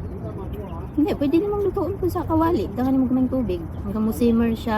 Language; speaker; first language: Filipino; non-native, local second language; Cebuano